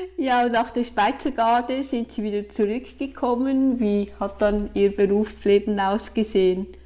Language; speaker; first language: German; native; German